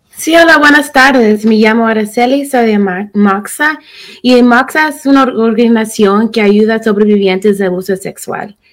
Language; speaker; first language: Spanish; early bilingual, heritage; Spanish